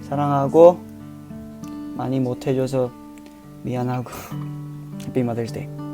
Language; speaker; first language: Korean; early bilingual, heritage; Korean